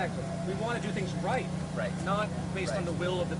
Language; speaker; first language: English; native; English